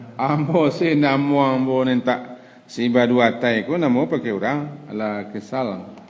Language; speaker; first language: Malay; non-native, local second language; Minangkabau